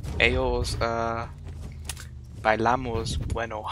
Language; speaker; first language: Spanish; non-native, learner; English